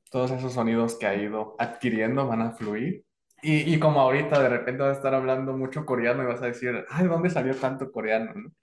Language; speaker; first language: Spanish; native; Spanish